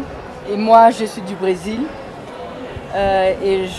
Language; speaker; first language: French; non-native, fluent; Portuguese